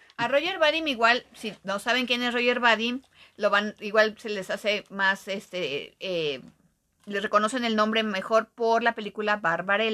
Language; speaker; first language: Spanish; native; Spanish